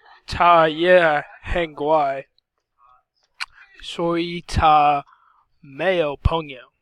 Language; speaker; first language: Chinese; non-native, learner; English